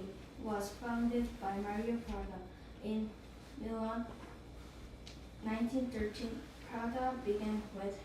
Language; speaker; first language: English; non-native, learner; Korean